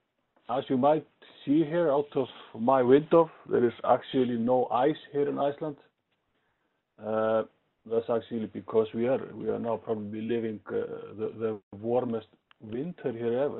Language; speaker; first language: English; non-native, fluent; Icelandic